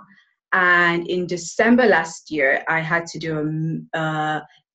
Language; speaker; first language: English; non-native, local second language; Yoruba